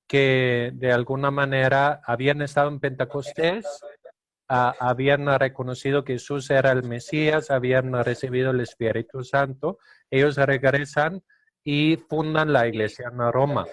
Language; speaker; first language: Spanish; non-native, fluent; Danish